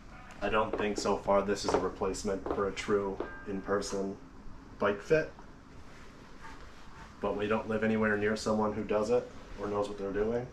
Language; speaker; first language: English; native; English